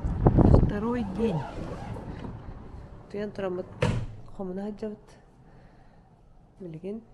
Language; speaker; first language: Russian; non-native, local second language; Yakut